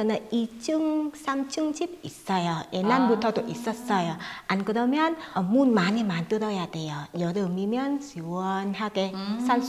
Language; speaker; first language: Korean; non-native, fluent; Vietnamese